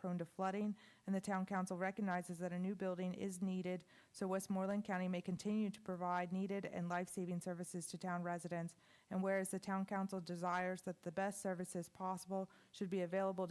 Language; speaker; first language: English; native; English